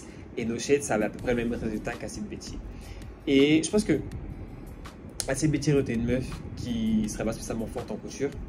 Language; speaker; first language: French; native; French